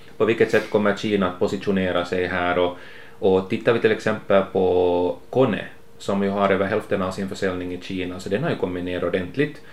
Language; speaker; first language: Swedish; native; Swedish